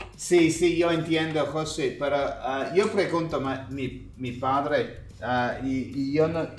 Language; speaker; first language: Spanish; non-native, learner; English